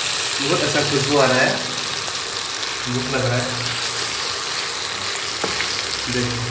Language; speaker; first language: Hindi; non-native, local second language; Manipuri